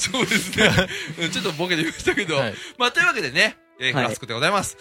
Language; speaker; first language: Japanese; native; Japanese